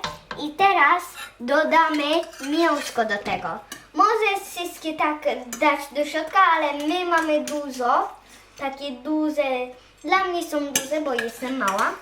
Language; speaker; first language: Polish; early bilingual, heritage; Polish